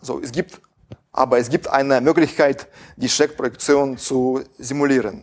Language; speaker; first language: German; non-native, fluent; Russian